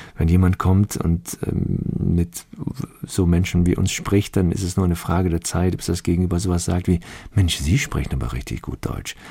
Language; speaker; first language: German; early bilingual, other home language; Turkish